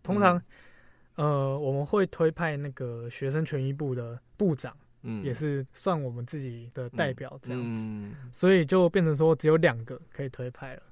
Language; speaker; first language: Chinese; native; Chinese